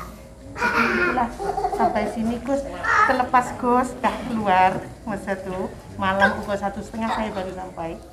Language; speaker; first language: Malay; non-native, local second language; Javanese